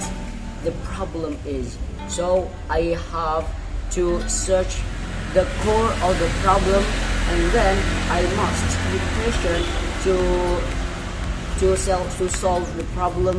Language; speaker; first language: English; non-native, learner; Indonesian